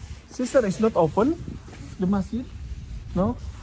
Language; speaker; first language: English; non-native, learner; Sundanese